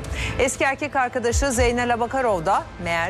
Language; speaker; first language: Turkish; native; Turkish